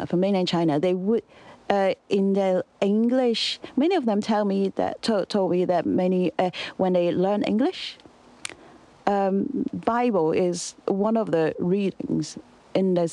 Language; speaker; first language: English; non-native, local second language; Cantonese